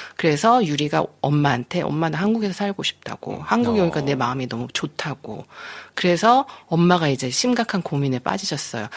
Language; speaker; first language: Korean; native; Korean